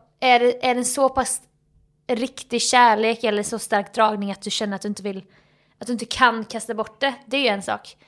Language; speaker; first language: Swedish; native; Swedish